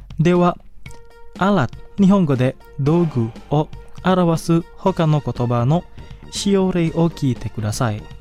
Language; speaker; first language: Japanese; non-native, fluent; Indonesian